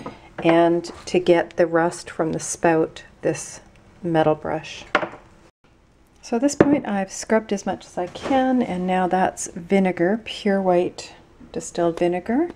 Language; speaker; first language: English; native; English